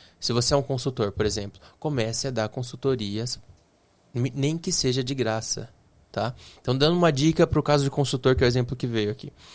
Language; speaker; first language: Portuguese; native; Portuguese